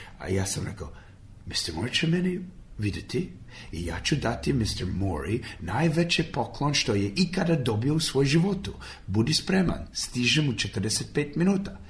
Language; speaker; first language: Serbian; early bilingual, heritage; Serbian